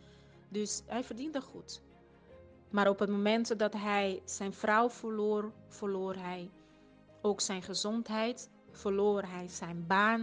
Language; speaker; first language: Dutch; non-native, fluent; Portuguese